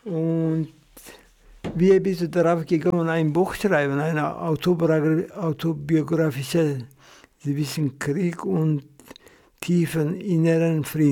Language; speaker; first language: German; non-native, fluent; Central Kurdish